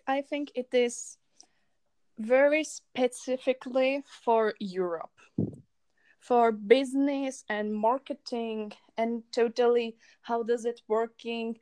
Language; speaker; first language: English; non-native, learner; Czech